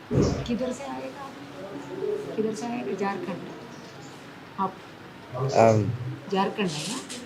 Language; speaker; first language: Hindi; non-native, local second language; Telugu